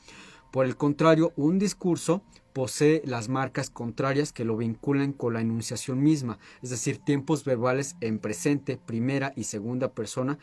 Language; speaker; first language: Spanish; native; Spanish